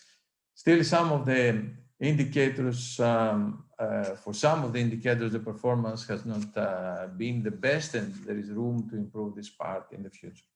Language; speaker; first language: English; non-native, fluent; Greek